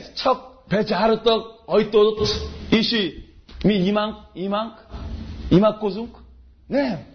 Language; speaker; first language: Hungarian; non-native, learner; Korean